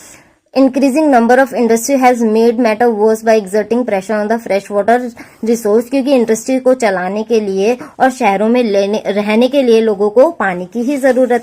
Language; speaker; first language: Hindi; native; Hindi